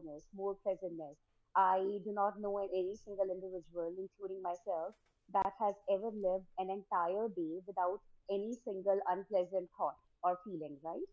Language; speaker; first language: English; non-native, local second language; Hindi